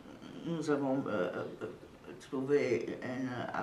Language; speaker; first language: French; non-native, fluent; Serbian